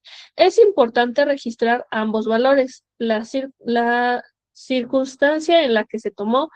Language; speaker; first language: Spanish; native; Spanish